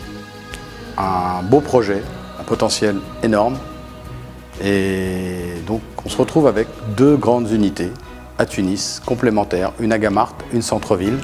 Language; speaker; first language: French; early bilingual, other home language; Arabic